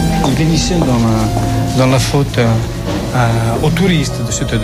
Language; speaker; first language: French; non-native, fluent; Italian